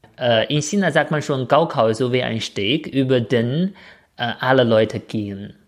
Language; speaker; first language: German; non-native, fluent; Chinese